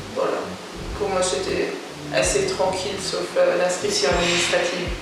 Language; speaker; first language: French; non-native, local second language; Luxembourgish